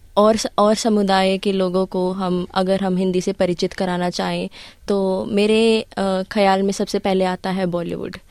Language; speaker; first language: Hindi; early bilingual, heritage; Hindi